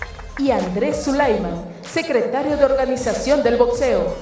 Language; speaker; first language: Spanish; native; Spanish